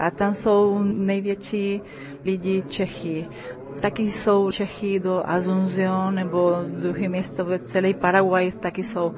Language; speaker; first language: Czech; early bilingual, heritage; Spanish